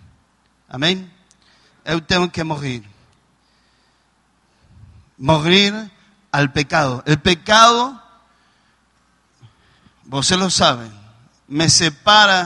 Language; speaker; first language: Portuguese; non-native, learner; Spanish